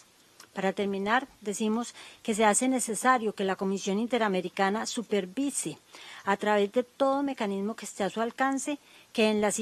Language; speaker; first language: Spanish; native; Spanish